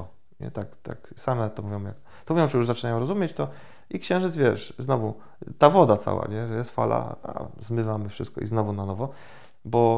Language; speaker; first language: Polish; native; Polish